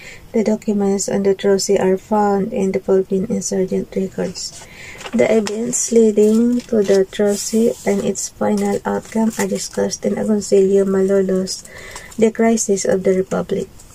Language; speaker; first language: English; non-native, local second language; Filipino